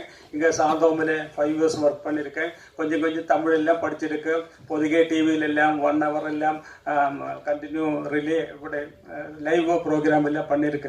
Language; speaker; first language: Tamil; non-native, local second language; Malayalam